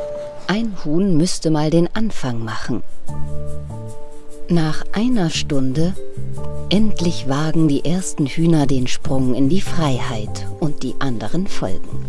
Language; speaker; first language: German; native; German